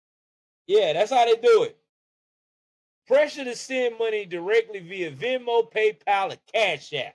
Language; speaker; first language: English; native; English